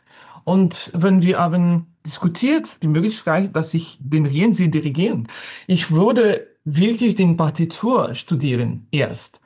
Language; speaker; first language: German; non-native, fluent; French